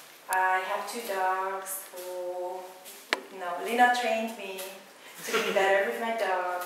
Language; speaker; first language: English; non-native, fluent; Hungarian